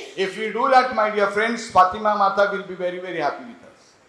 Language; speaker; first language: English; non-native, local second language; Marathi